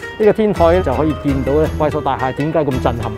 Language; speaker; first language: Cantonese; native; Cantonese